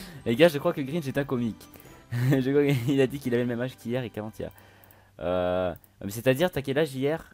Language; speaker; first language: French; native; French